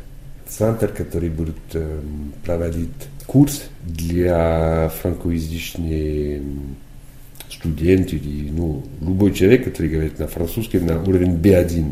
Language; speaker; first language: Russian; non-native, fluent; French